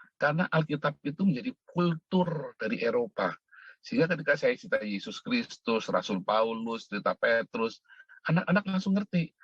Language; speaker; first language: Indonesian; native; Indonesian